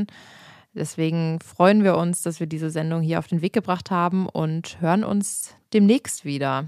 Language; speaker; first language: German; native; German